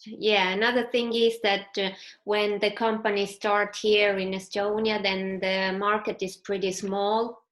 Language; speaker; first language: English; non-native, fluent; Estonian